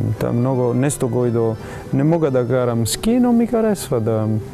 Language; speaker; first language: Bulgarian; non-native, fluent; Italian